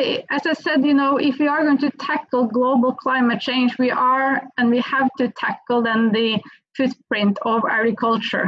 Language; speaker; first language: English; non-native, fluent; Norwegian